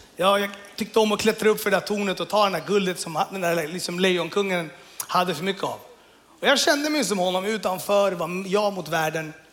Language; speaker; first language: Swedish; early bilingual, other home language; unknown